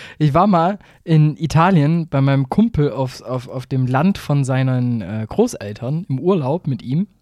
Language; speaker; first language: German; native; German